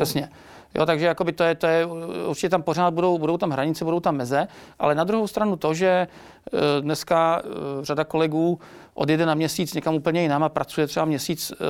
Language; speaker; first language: Czech; native; Czech